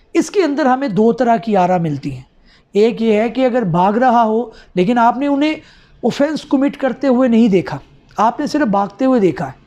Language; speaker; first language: Urdu; non-native, local second language; Punjabi